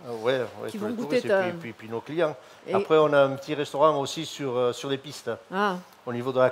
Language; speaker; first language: French; native; French